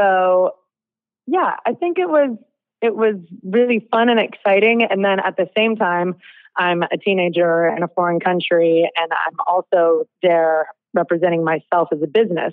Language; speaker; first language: English; native; English